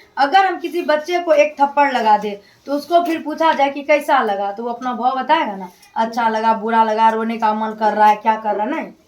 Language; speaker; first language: Hindi; native; Hindi